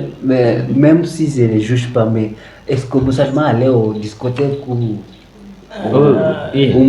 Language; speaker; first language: French; non-native, learner; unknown